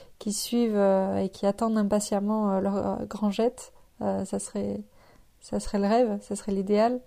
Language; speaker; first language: French; native; French